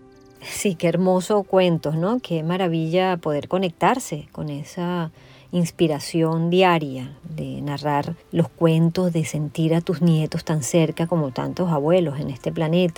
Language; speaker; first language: Spanish; native; Spanish